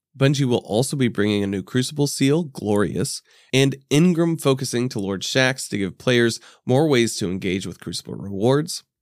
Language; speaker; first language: English; native; English